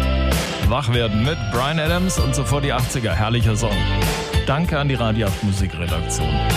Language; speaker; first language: German; native; German